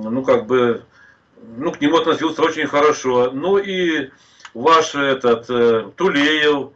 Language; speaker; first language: Russian; native; Russian